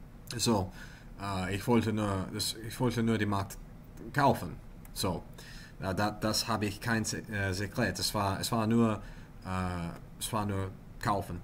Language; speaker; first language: German; non-native, learner; English